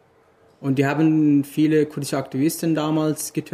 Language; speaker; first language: German; non-native, fluent; Kurdish